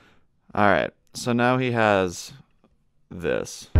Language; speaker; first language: English; native; English